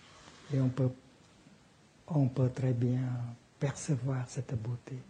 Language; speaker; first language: French; non-native, fluent; Vietnamese